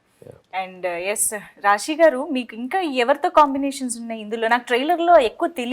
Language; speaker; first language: Telugu; native; Telugu